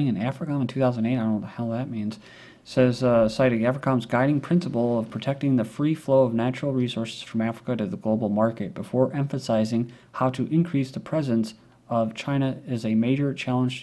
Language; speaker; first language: English; native; English